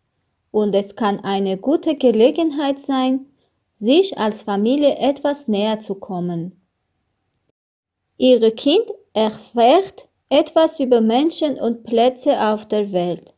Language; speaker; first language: German; non-native, learner; Armenian